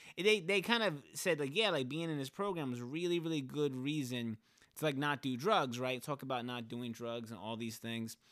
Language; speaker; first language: English; early bilingual, other home language; Spanish